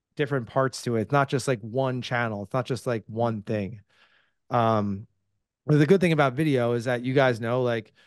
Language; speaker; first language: English; native; English